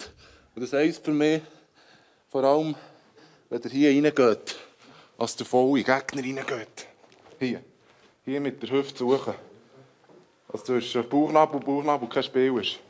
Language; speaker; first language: German; native; German